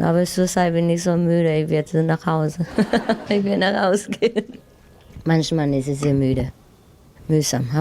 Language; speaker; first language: German; non-native, fluent; Vietnamese